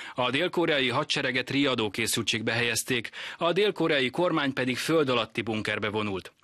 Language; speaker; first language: Hungarian; native; Hungarian